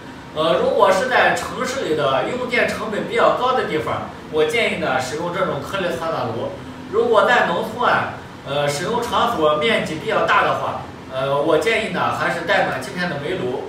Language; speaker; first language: Chinese; native; Chinese